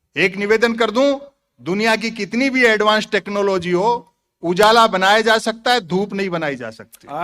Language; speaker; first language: Hindi; native; Hindi